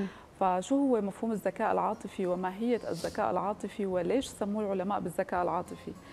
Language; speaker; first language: Arabic; native; Arabic